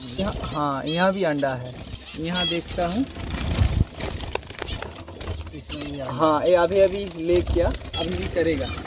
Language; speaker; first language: Hindi; non-native, local second language; Bangla